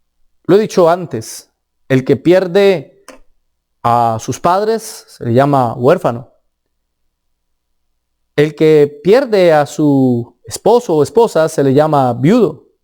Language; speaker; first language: Spanish; native; Spanish